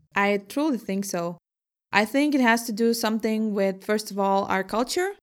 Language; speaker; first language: English; non-native, fluent; Lithuanian